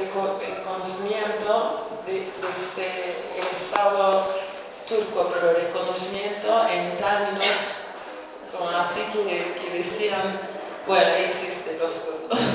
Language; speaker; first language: Spanish; non-native, fluent; Kurdish